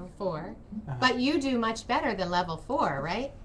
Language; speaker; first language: English; native; English